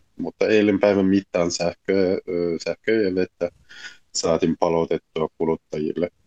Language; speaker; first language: Finnish; non-native, fluent; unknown